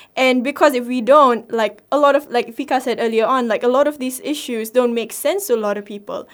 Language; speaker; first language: English; non-native, local second language; Malay